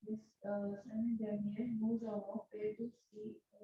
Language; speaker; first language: French; non-native, learner; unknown